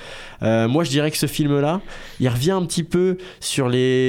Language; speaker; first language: French; native; French